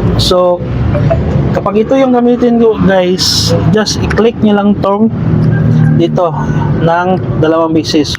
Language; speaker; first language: Filipino; non-native, local second language; Cebuano